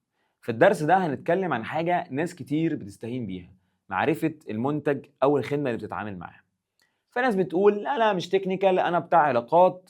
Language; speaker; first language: Arabic; native; Arabic